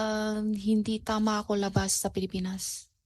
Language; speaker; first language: Filipino; non-native, learner; Chinese